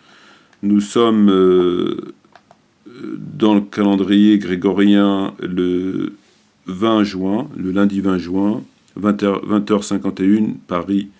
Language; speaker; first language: French; native; French